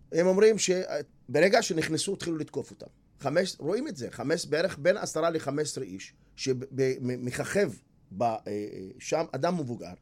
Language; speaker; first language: Hebrew; non-native, local second language; Arabic